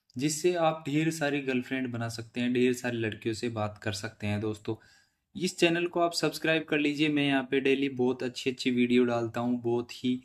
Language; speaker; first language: Hindi; native; Hindi